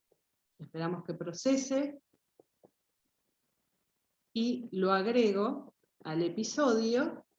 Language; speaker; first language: Spanish; native; Spanish